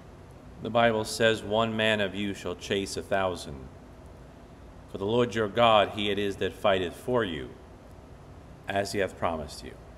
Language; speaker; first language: English; native; English